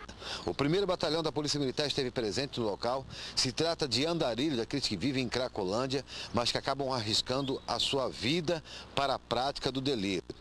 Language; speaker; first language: Portuguese; native; Portuguese